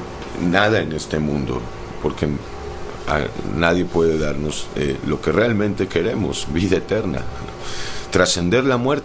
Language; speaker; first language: Spanish; native; Spanish